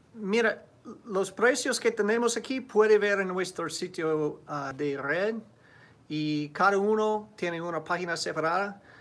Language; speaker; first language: Spanish; non-native, learner; English